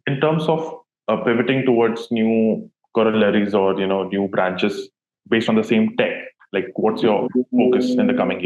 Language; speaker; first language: English; non-native, local second language; Hindi